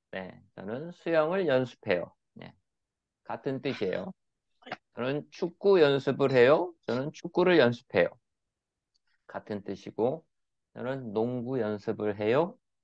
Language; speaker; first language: Korean; native; Korean